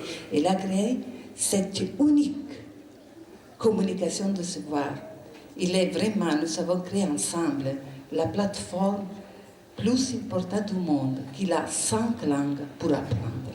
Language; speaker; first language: French; non-native, learner; Italian